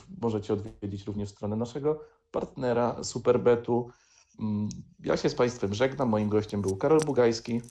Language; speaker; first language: Polish; native; Polish